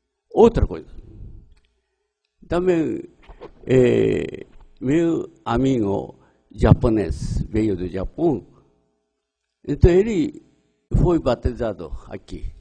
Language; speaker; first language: Portuguese; non-native, learner; Japanese